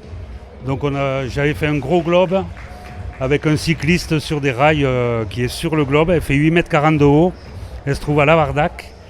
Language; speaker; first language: French; native; French